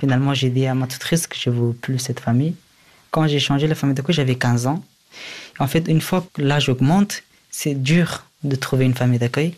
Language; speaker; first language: French; early bilingual, other home language; Persian